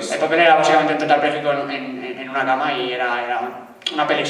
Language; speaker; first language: Spanish; native; Spanish